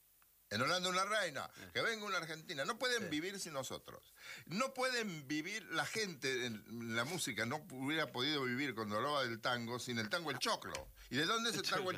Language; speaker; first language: Spanish; native; Spanish